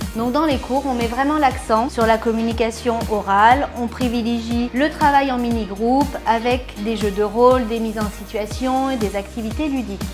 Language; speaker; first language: French; native; French